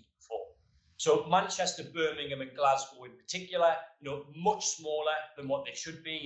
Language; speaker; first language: English; native; English